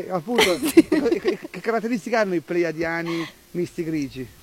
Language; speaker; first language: Italian; native; Italian